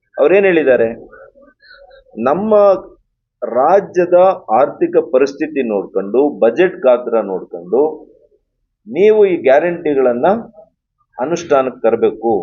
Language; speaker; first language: Kannada; native; Kannada